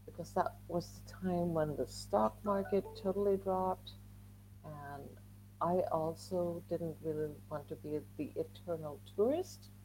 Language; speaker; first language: English; non-native, fluent; Swedish